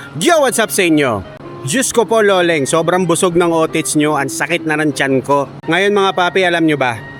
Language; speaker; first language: Filipino; native; Filipino